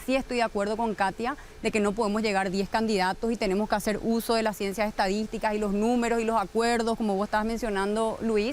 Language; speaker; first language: Spanish; native; Spanish